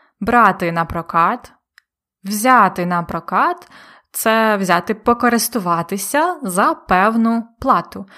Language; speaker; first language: Ukrainian; native; Ukrainian